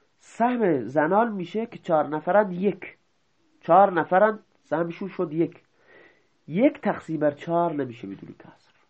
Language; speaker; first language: Persian; non-native, local second language; Baluchi